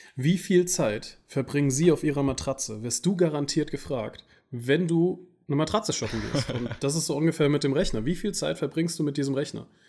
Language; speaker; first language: German; native; German